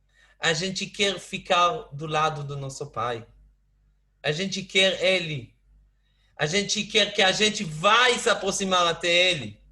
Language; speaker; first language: Portuguese; non-native, fluent; Hebrew